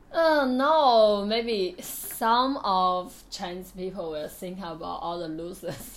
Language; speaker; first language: English; non-native, learner; Chinese